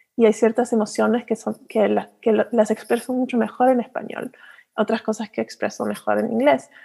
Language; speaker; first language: Spanish; early bilingual, heritage; Spanish